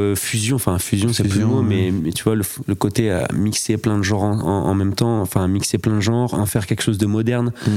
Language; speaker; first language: French; native; French